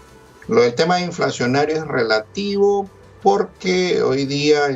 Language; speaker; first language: Spanish; native; Spanish